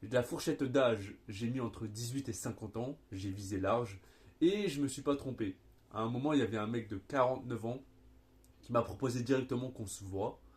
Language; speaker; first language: French; native; French